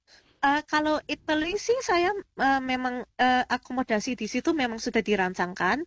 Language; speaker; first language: Indonesian; early bilingual, heritage; Indonesian